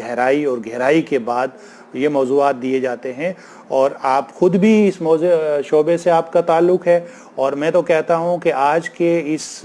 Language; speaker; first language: Urdu; native; Urdu